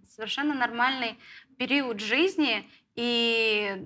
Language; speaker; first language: Russian; native; Russian